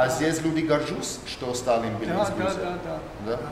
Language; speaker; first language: Russian; non-native, learner; English